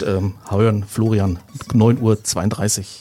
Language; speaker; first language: German; native; German